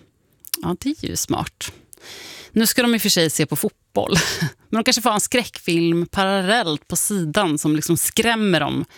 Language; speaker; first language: Swedish; native; Swedish